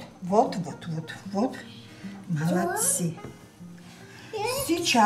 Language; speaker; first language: Russian; non-native, learner; Georgian